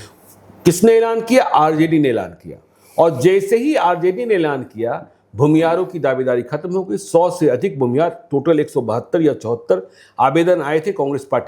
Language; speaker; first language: Hindi; native; Hindi